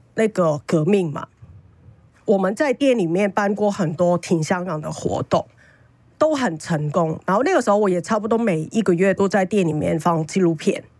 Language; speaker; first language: Chinese; non-native, fluent; Cantonese